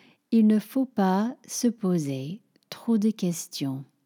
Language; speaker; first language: French; non-native, fluent; English